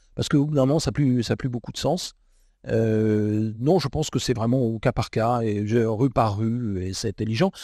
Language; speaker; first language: French; native; French